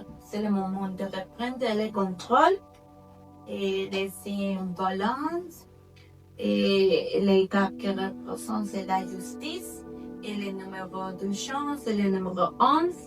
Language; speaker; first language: French; non-native, learner; Spanish